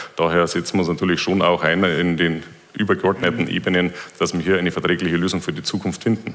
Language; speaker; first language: German; native; German